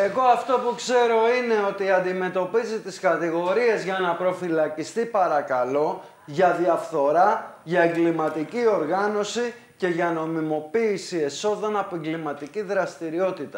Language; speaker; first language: Greek; native; Greek